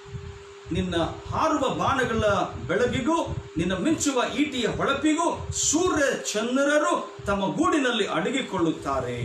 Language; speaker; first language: Kannada; native; Kannada